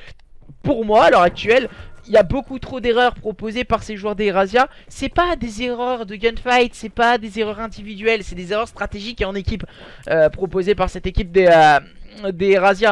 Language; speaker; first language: French; native; French